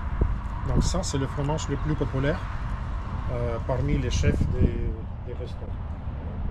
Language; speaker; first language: French; non-native, learner; Russian